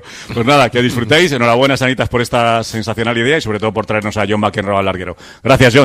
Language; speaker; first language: Spanish; native; Spanish